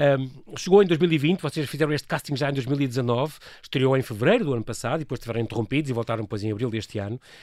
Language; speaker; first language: Portuguese; native; Portuguese